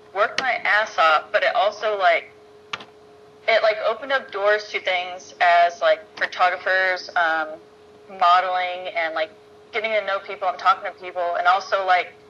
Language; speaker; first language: English; native; English